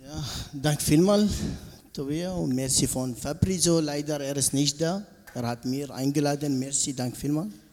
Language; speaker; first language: German; non-native, learner; Arabic